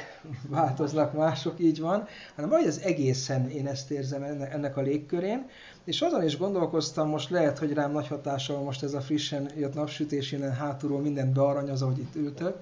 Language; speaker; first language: Hungarian; native; Hungarian